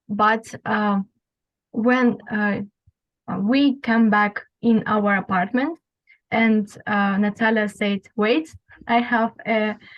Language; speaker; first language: English; non-native, learner; Russian